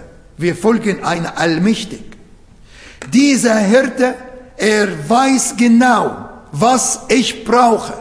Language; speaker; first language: German; non-native, fluent; Arabic